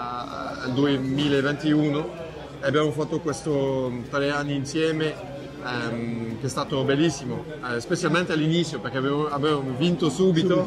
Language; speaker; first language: Italian; non-native, fluent; French